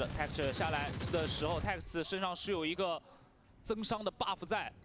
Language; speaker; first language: Chinese; native; Chinese